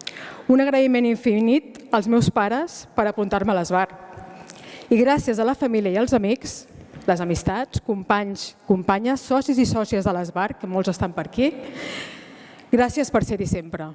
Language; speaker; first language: Catalan; native; Catalan